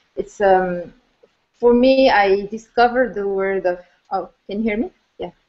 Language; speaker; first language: English; non-native, fluent; Arabic